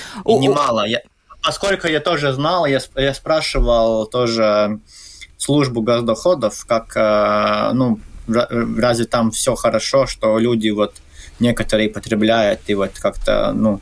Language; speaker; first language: Russian; non-native, local second language; Latvian